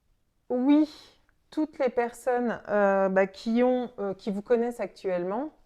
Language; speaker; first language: French; native; French